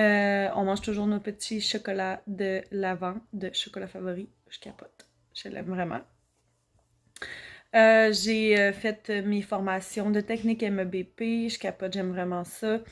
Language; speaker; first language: French; native; French